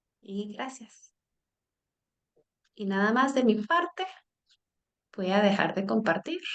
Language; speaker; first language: Spanish; early bilingual, heritage; Spanish